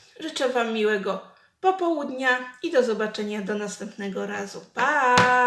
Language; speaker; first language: Polish; native; Polish